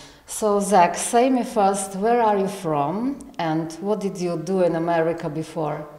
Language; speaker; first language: English; non-native, learner; Slovak